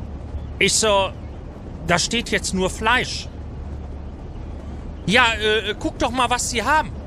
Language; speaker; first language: German; native; German